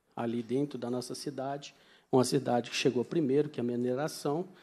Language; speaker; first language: Portuguese; native; Portuguese